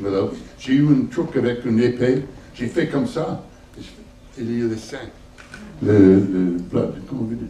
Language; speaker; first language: French; non-native, learner; English